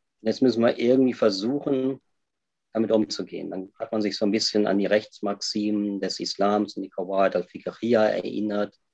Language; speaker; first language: German; native; German